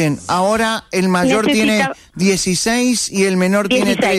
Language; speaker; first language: Spanish; native; Spanish